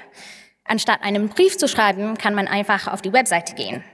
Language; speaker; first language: German; non-native, fluent; English